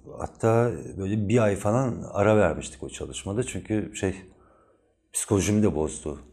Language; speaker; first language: Turkish; native; Turkish